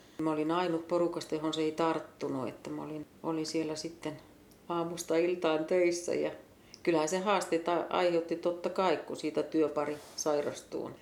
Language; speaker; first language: Finnish; native; Finnish